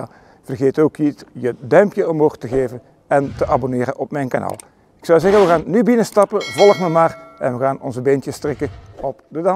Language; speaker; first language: Dutch; native; Dutch